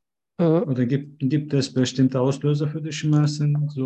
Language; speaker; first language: German; non-native, fluent; Turkish